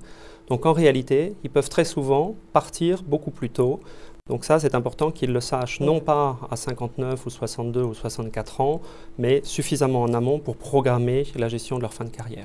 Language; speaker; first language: French; native; French